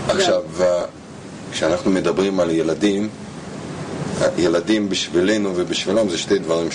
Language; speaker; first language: Hebrew; non-native, fluent; Russian